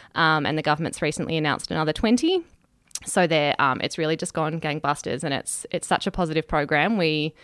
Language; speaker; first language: English; native; English